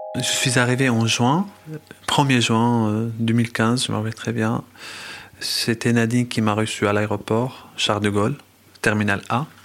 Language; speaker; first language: French; non-native, fluent; Arabic